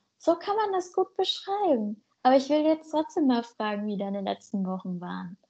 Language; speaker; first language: German; native; German